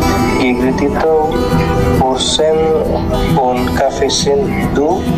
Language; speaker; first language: German; non-native, learner; Indonesian